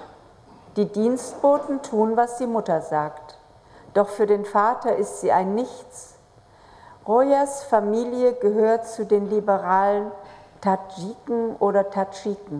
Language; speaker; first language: German; native; German